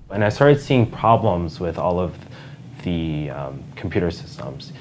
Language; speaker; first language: English; native; English